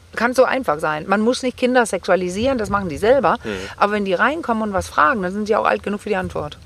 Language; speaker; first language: German; non-native, fluent; Danish